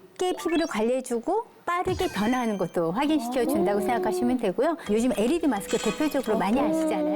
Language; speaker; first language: Korean; native; Korean